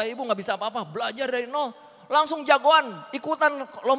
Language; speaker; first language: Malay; non-native, local second language; Sundanese